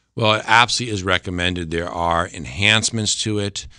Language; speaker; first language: English; native; English